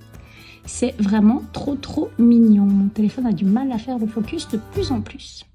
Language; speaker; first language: French; native; French